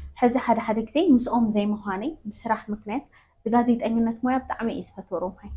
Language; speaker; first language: Tigrinya; non-native, local second language; Amharic